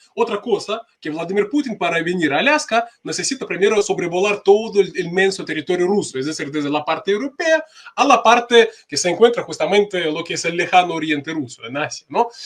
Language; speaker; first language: Spanish; non-native, fluent; Russian